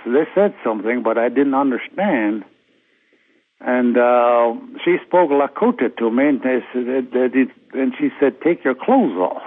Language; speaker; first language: English; early bilingual, other home language; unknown